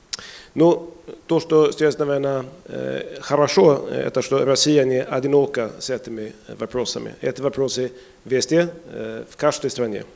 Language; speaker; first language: Russian; non-native, fluent; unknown